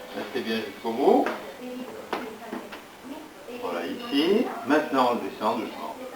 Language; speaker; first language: French; native; French